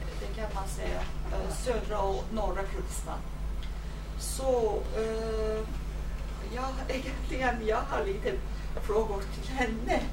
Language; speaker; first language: Swedish; non-native, fluent; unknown